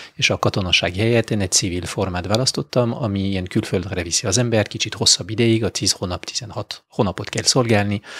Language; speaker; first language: Hungarian; non-native, fluent; French